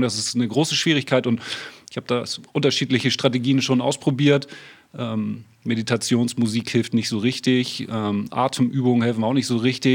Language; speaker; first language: German; native; German